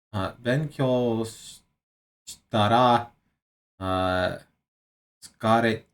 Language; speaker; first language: Japanese; non-native, learner; English